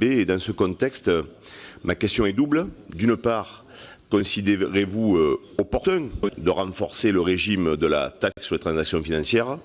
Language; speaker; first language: French; native; French